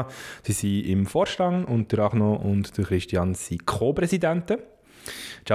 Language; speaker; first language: German; native; German